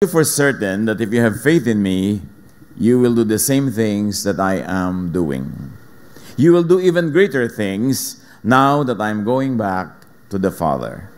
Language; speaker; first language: English; non-native, local second language; Filipino